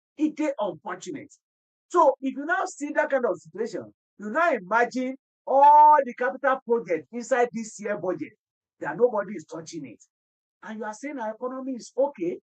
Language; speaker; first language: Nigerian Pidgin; non-native, local second language; Yoruba